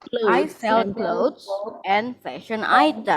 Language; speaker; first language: English; non-native, fluent; Indonesian